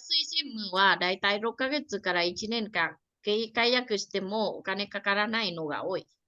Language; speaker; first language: Japanese; non-native, fluent; Vietnamese